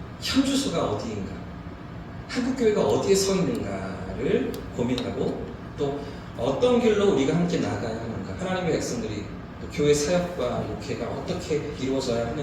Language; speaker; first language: Korean; native; Korean